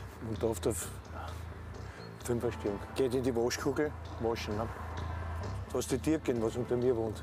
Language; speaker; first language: German; native; German